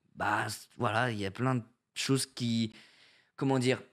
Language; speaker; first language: French; native; French